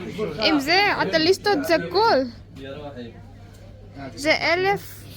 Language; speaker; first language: Hebrew; non-native, learner; Gujarati